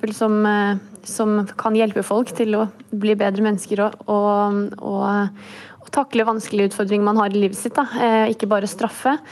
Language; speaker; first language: Norwegian; native; Norwegian